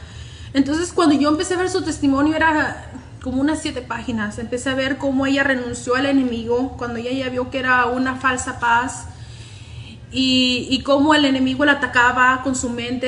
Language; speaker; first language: Spanish; native; Spanish